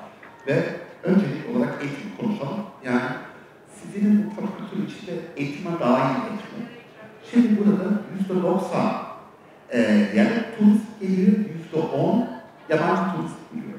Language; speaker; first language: Turkish; non-native, learner; German